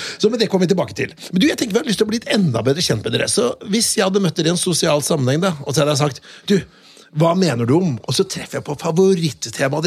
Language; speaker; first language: Norwegian; native; Norwegian